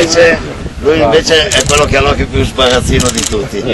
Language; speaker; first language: Italian; native; Italian